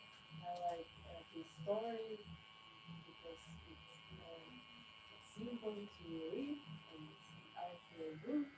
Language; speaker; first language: English; non-native, learner; Ukrainian